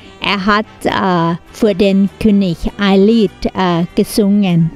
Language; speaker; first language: German; non-native, learner; Thai